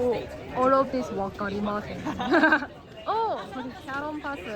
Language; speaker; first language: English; non-native, learner; Korean